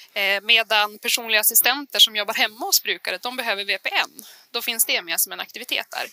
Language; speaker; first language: Swedish; native; Swedish